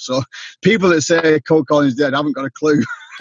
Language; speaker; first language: English; native; English